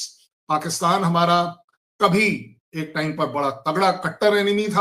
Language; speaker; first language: Hindi; native; Hindi